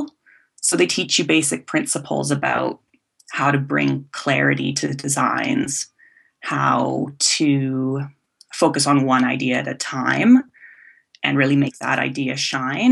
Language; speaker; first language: English; native; English